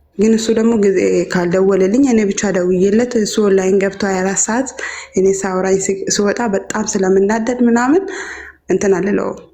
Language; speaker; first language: Amharic; non-native, local second language; Oromo